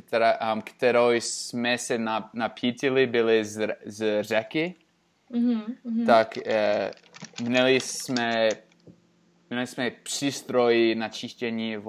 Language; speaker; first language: Czech; non-native, learner; English